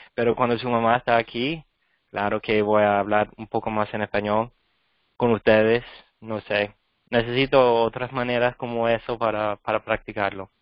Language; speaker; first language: Spanish; non-native, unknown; English